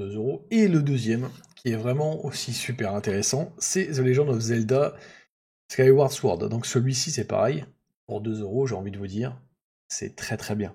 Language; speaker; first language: French; native; French